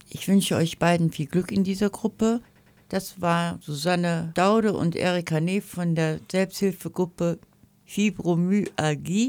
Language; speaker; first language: German; native; German